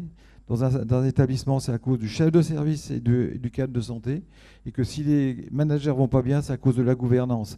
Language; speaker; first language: French; native; French